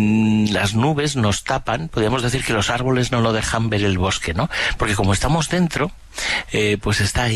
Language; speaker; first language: Spanish; native; Spanish